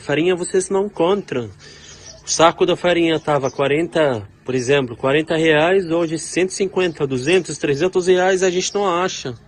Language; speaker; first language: Portuguese; non-native, fluent; Arabic